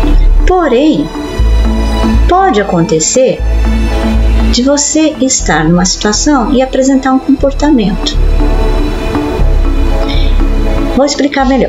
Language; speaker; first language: Portuguese; native; Portuguese